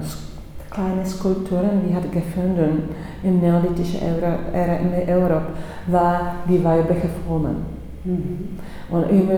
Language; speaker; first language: German; non-native, fluent; Czech